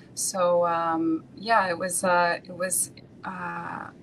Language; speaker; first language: English; native; English